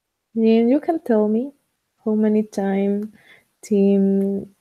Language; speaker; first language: English; non-native, learner; Spanish